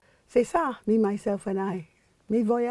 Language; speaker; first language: French; non-native, fluent; English